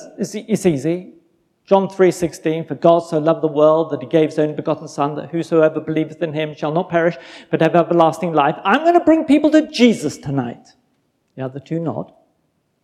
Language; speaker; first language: English; native; English